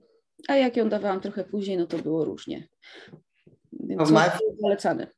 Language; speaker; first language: Polish; native; Polish